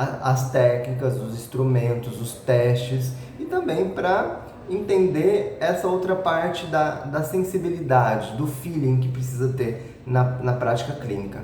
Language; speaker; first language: Portuguese; native; Portuguese